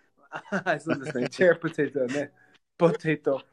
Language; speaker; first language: Japanese; non-native, learner; English